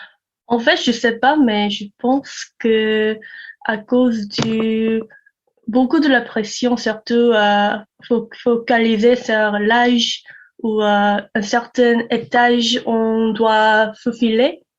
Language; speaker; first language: French; non-native, learner; Korean